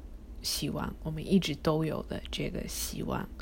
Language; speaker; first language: Chinese; early bilingual, heritage; Chinese